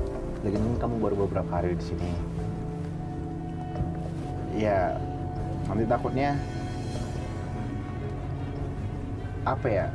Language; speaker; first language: Indonesian; native; Indonesian